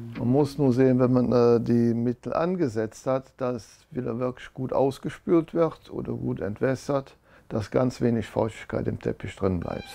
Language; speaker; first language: German; native; German